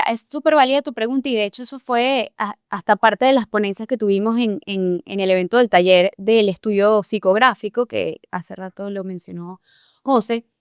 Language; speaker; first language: Spanish; native; Spanish